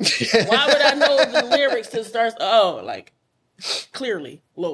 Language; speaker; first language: English; native; English